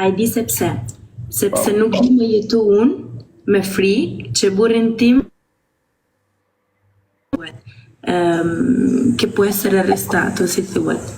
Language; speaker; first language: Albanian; early bilingual, heritage; Italian